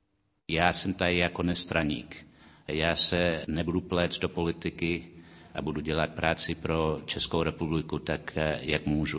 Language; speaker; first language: Czech; early bilingual, heritage; Czech